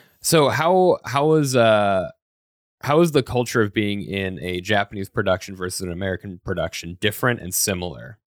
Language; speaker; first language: English; native; English